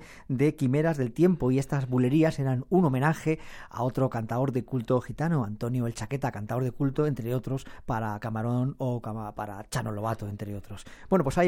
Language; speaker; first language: Spanish; native; Spanish